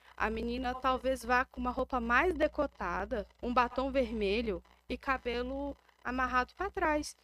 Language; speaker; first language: Portuguese; native; Portuguese